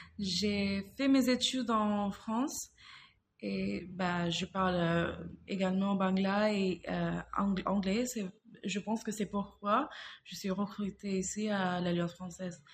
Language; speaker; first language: French; non-native, fluent; Bangla